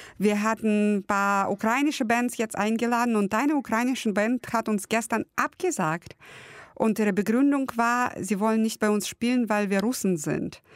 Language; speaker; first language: German; early bilingual, other home language; Russian